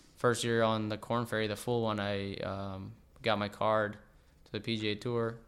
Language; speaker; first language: English; non-native, fluent; Spanish